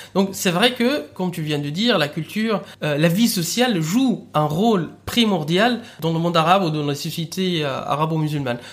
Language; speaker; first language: French; non-native, fluent; Arabic